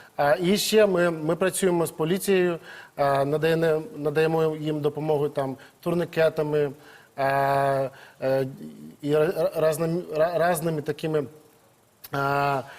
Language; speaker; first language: Ukrainian; native; Ukrainian